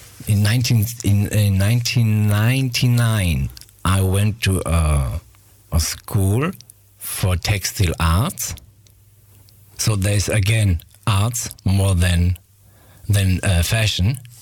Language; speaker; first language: English; non-native, fluent; Greek